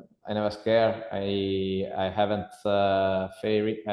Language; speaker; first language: English; non-native, learner; Italian